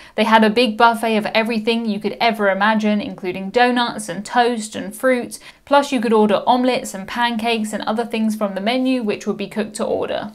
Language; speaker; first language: English; native; English